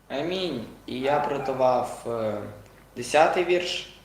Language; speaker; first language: Ukrainian; non-native, local second language; Russian